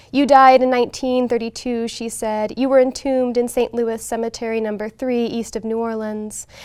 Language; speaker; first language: English; native; English